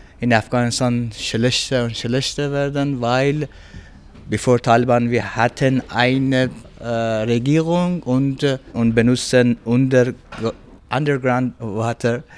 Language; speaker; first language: German; non-native, learner; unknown